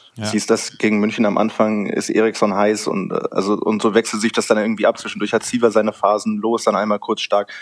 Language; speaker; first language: German; native; German